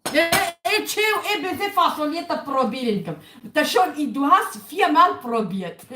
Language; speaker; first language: German; non-native, learner; Kurdish